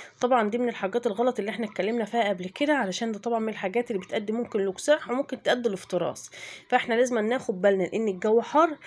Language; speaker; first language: Arabic; native; Arabic